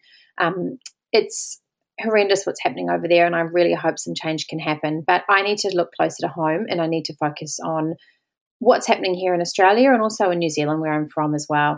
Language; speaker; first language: English; native; English